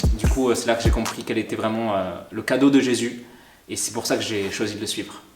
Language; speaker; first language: French; early bilingual, other home language; Malagasy